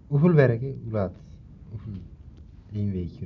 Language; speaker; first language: Dutch; non-native, learner; Turkish